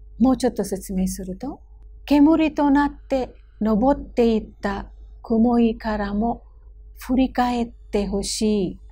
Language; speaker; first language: Japanese; non-native, fluent; Hindi